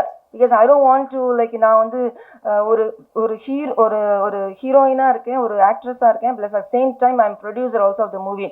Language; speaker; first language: Tamil; early bilingual, heritage; Tamil